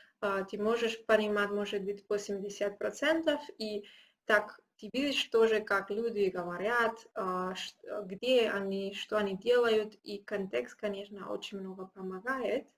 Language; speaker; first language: Russian; non-native, learner; Spanish